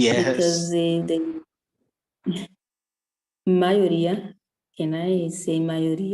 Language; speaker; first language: English; non-native, learner; Portuguese